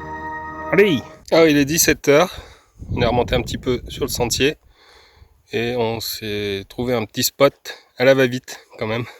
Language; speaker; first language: French; native; French